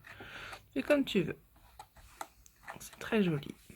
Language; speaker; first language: French; native; French